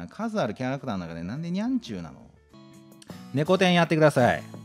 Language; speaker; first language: Japanese; native; Japanese